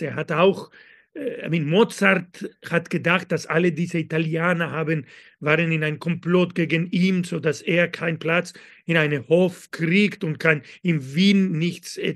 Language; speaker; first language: German; non-native, fluent; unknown